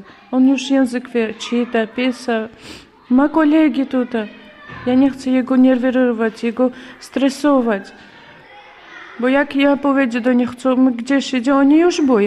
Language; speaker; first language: Polish; non-native, learner; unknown